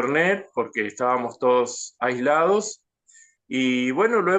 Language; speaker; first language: Spanish; native; Spanish